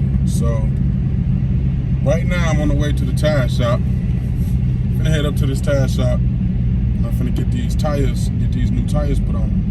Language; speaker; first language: English; native; English